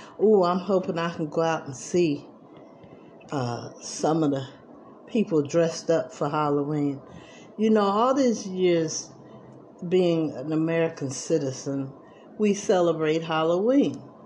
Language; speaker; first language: English; native; English